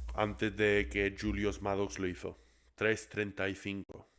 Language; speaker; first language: Spanish; early bilingual, other home language; English